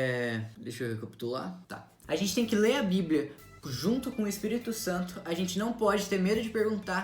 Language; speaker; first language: Portuguese; native; Portuguese